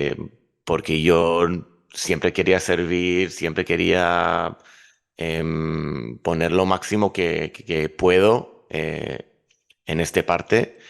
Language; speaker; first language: Spanish; non-native, fluent; Hebrew